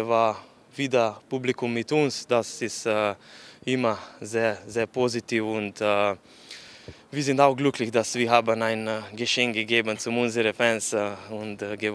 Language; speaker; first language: German; non-native, learner; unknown